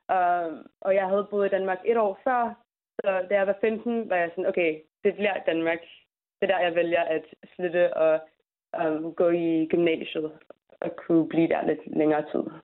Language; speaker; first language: Danish; early bilingual, heritage; English